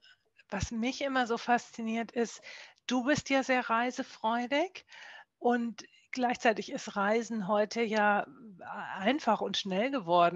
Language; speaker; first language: German; native; German